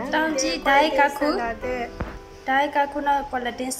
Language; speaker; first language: Japanese; non-native, learner; Burmese